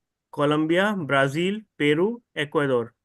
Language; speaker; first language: Spanish; non-native, learner; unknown